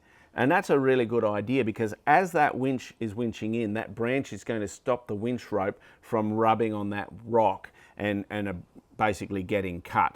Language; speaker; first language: English; native; English